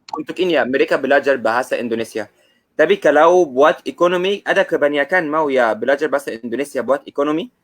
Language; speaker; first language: Indonesian; non-native, learner; Arabic